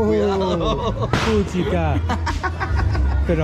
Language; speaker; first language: Spanish; non-native, learner; English